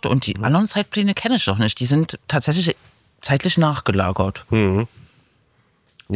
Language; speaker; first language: German; native; German